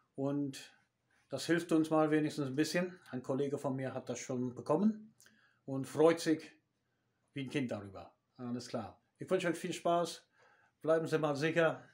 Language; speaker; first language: German; non-native, fluent; English